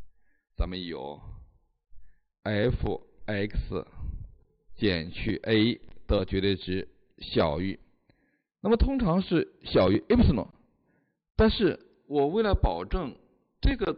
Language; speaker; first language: Chinese; native; Chinese